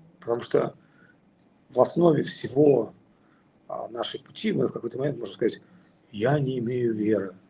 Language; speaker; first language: Russian; native; Russian